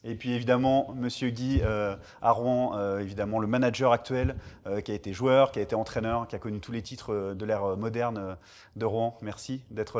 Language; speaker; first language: French; native; French